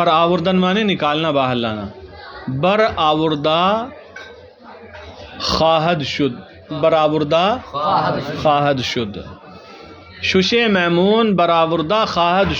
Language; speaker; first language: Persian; non-native, fluent; Urdu